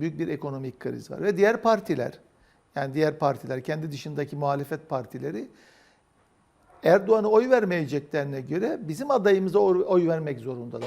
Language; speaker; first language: Turkish; native; Turkish